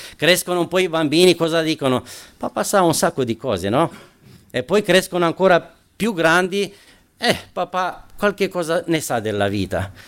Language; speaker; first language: Italian; non-native, fluent; Romanian